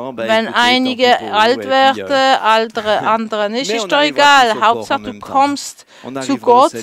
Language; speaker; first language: German; non-native, fluent; French